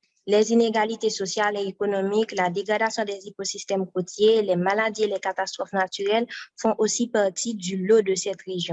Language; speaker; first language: French; non-native, local second language; Haitian Creole